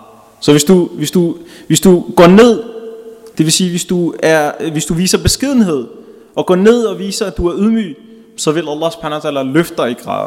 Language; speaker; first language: Danish; early bilingual, other home language; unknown